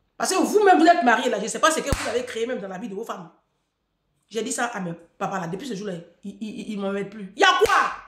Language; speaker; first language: French; native; French